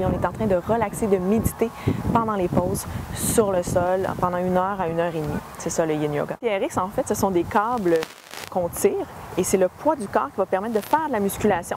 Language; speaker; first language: French; native; French